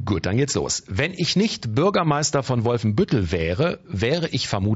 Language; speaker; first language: German; native; German